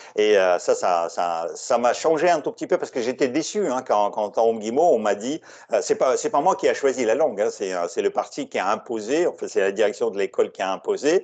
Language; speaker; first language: French; non-native, fluent; Russian